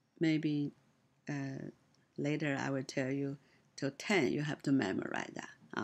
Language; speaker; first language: English; non-native, learner; Chinese